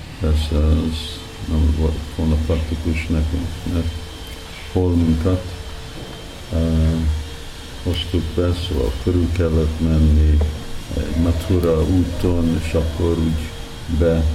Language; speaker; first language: Hungarian; early bilingual, heritage; Hungarian